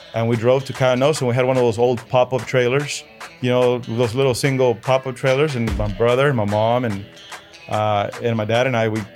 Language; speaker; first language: English; early bilingual, other home language; Spanish